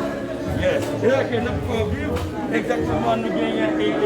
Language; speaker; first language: French; non-native, local second language; Haitian Creole